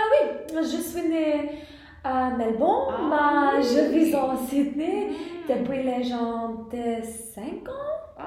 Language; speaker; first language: French; non-native, learner; English